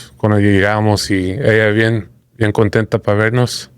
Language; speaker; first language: Spanish; early bilingual, heritage; Spanish